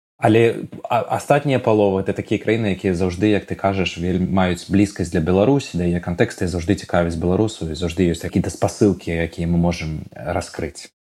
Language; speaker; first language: Belarusian; non-native, local second language; Russian